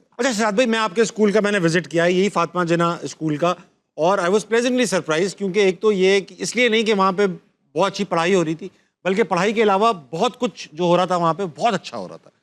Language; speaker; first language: Urdu; native; Urdu